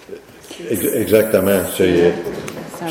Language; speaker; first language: French; native; French